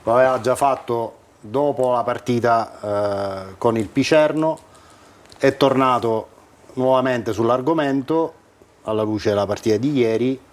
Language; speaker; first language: Italian; native; Italian